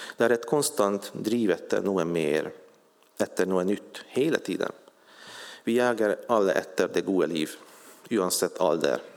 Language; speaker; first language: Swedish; non-native, fluent; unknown